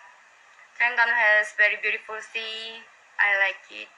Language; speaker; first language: English; non-native, learner; Korean